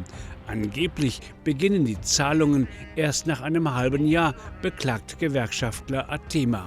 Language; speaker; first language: German; native; German